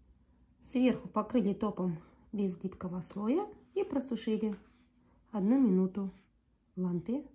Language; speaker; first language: Russian; native; Russian